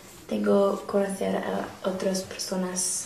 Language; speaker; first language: Spanish; non-native, learner; English